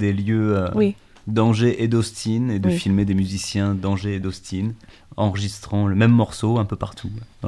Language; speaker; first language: French; native; French